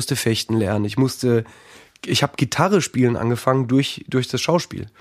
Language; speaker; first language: German; native; German